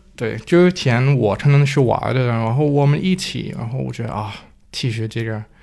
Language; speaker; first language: Chinese; non-native, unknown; Danish